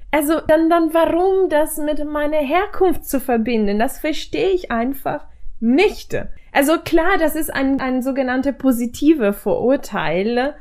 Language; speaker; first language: German; non-native, fluent; Italian